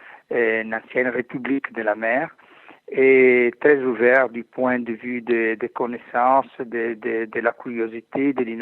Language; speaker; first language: French; non-native, fluent; Italian